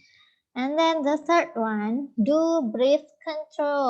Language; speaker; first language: English; non-native, fluent; Indonesian